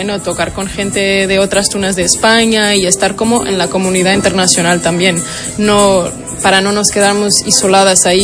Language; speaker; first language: Spanish; non-native, fluent; Portuguese